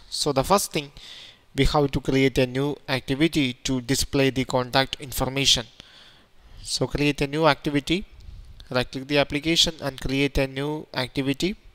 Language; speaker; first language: English; non-native, local second language; Malayalam